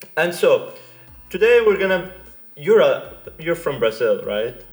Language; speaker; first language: English; non-native, fluent; Arabic